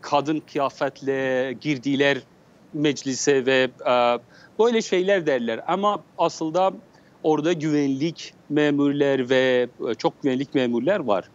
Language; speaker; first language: Turkish; non-native, learner; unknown